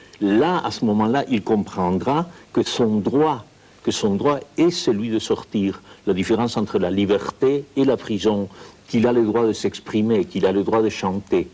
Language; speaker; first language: French; non-native, fluent; Spanish